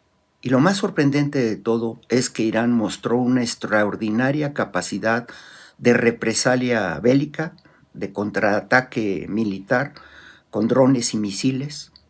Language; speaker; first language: Spanish; native; Spanish